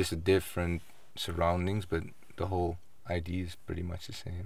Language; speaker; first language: English; non-native, fluent; Dutch